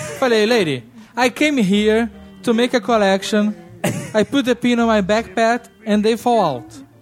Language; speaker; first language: English; non-native, learner; Portuguese